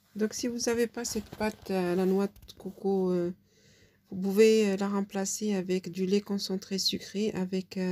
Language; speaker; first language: French; non-native, local second language; Arabic